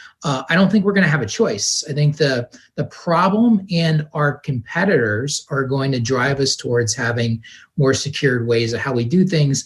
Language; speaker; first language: English; native; English